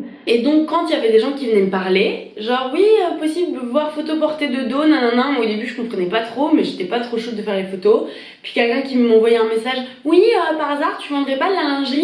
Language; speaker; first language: French; native; French